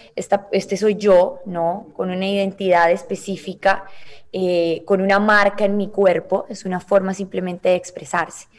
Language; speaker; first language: Spanish; native; Spanish